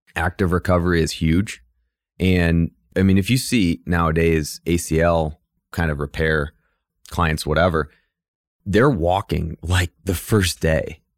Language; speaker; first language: English; native; English